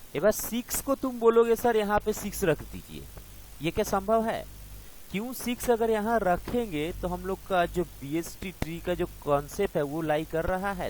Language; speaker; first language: Hindi; non-native, local second language; Bangla